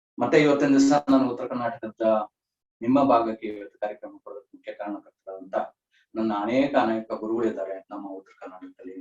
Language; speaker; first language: Kannada; native; Kannada